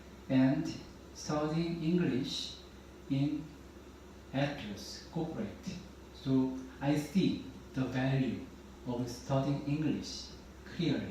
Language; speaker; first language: English; non-native, learner; Korean